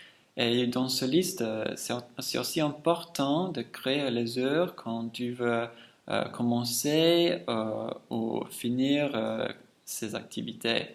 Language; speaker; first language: French; non-native, fluent; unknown